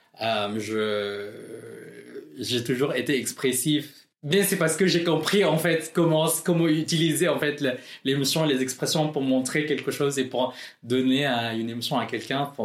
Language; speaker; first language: French; non-native, fluent; Filipino